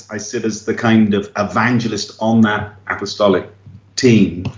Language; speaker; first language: English; native; English